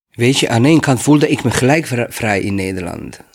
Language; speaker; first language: Dutch; non-native, fluent; Bosnian